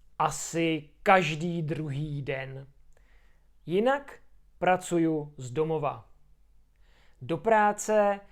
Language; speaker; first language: Czech; native; Czech